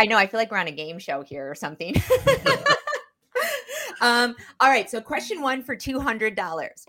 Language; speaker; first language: English; native; English